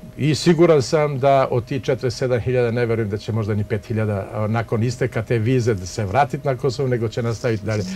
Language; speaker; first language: Serbian; non-native, local second language; Albanian